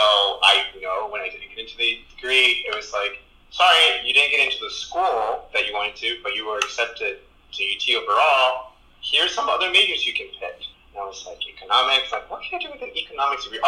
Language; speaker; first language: English; early bilingual, other home language; Spanish